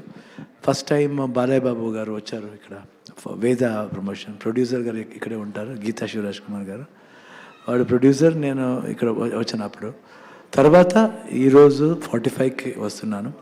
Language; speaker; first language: Telugu; non-native, learner; Kannada